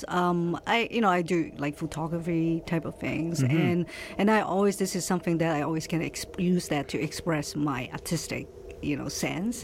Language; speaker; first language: English; native; English